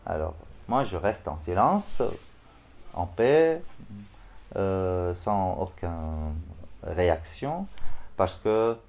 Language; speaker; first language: French; non-native, fluent; Arabic